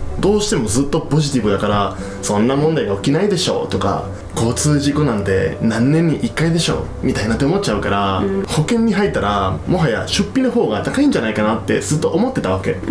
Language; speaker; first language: Japanese; non-native, fluent; Spanish